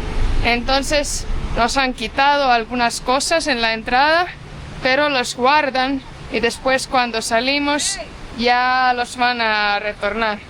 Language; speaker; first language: Spanish; non-native, fluent; Portuguese